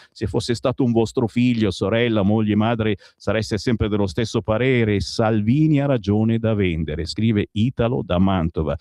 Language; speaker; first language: Italian; native; Italian